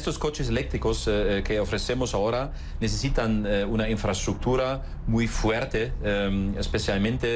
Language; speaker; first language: Spanish; non-native, fluent; German